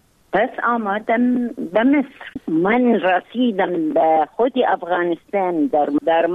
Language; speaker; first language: Persian; non-native, learner; Arabic